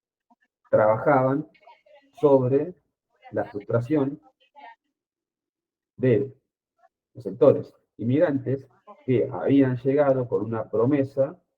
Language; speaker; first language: Spanish; native; Spanish